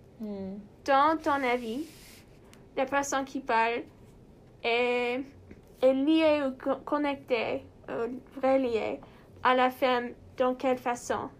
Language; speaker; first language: French; non-native, learner; English